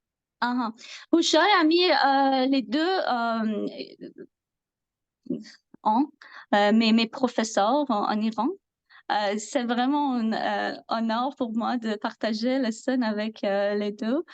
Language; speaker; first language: French; non-native, learner; Persian